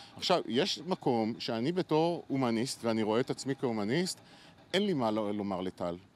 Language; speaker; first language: Hebrew; native; Hebrew